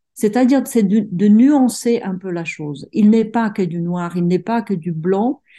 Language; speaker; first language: French; non-native, fluent; Czech